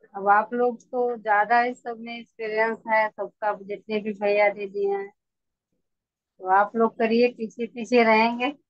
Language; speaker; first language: Hindi; native; Hindi